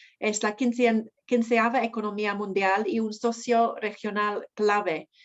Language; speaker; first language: Spanish; non-native, fluent; English